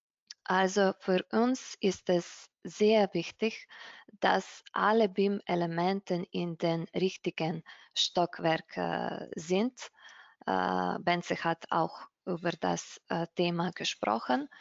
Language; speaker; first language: German; non-native, fluent; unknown